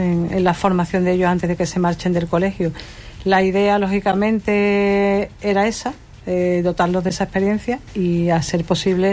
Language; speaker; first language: Spanish; native; Spanish